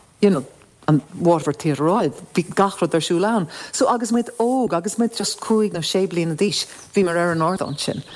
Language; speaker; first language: Irish; non-native, local second language; English